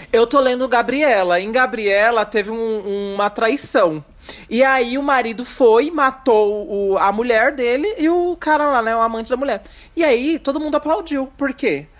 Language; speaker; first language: Portuguese; native; Portuguese